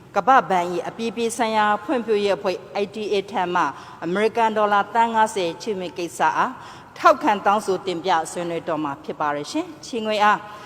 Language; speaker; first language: Burmese; non-native, local second language; Tedim Chin